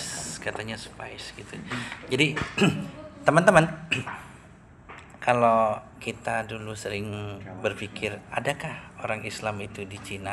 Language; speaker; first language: Indonesian; native; Indonesian